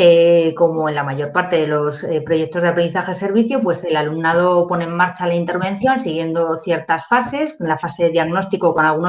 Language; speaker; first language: Spanish; native; Spanish